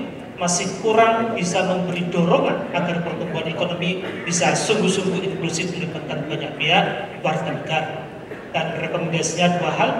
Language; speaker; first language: Indonesian; native; Indonesian